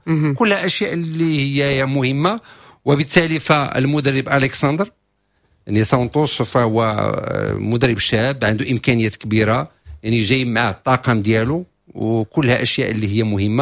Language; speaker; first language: Arabic; native; Arabic